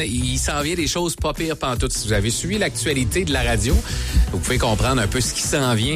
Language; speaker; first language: French; native; French